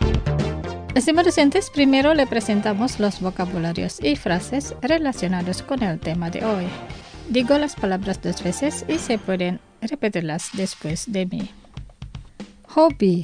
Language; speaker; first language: Spanish; non-native, fluent; Indonesian